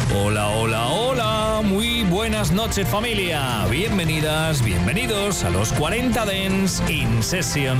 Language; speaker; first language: Spanish; native; Spanish